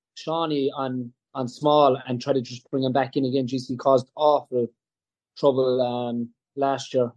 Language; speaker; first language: English; native; English